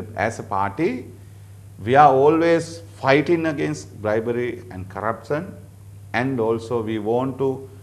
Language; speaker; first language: English; non-native, local second language; Sinhala